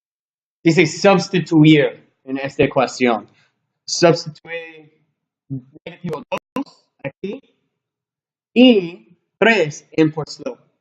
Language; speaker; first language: Spanish; non-native, learner; English